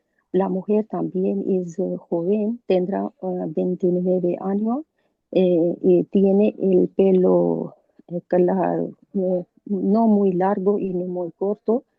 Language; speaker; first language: Spanish; non-native, learner; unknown